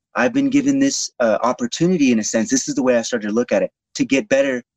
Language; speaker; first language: English; native; English